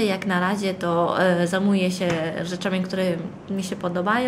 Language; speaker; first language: Polish; early bilingual, heritage; Italian